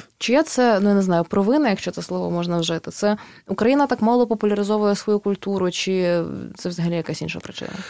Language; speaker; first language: Ukrainian; native; Ukrainian